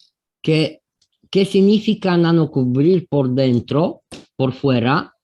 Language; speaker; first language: Spanish; non-native, fluent; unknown